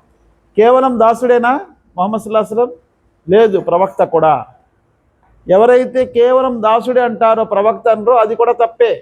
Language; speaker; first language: Telugu; non-native, local second language; Urdu